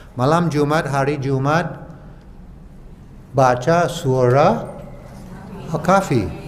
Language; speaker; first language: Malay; non-native, fluent; English